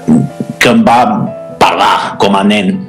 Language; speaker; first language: Catalan; non-native, fluent; English